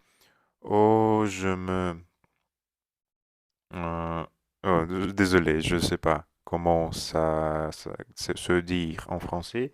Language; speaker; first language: French; non-native, learner; Russian